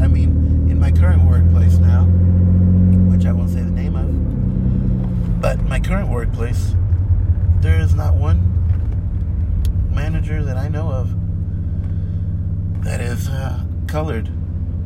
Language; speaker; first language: English; native; English